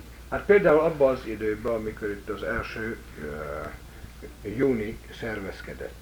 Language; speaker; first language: Hungarian; native; Hungarian